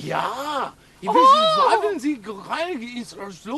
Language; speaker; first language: German; non-native, learner; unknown